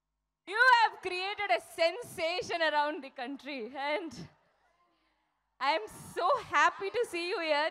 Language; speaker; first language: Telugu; non-native, fluent; Malayalam